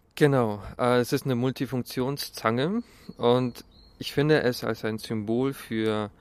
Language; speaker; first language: German; early bilingual, other home language; Russian